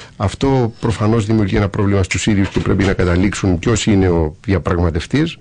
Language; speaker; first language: Greek; native; Greek